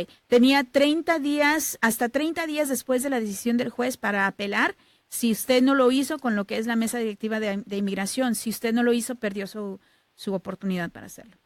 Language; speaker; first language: Spanish; native; Spanish